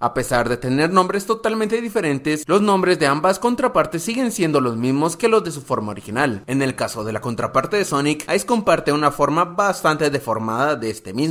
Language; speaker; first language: Spanish; native; Spanish